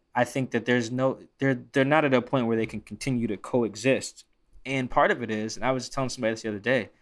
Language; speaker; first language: English; native; English